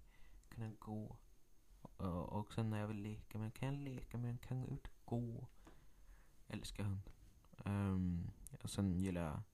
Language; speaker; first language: Swedish; early bilingual, other home language; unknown